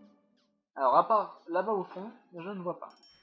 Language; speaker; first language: French; native; French